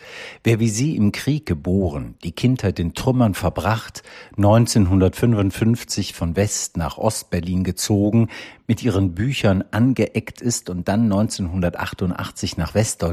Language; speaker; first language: German; native; German